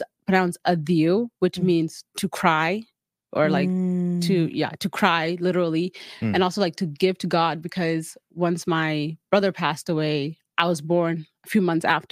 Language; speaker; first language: English; early bilingual, other home language; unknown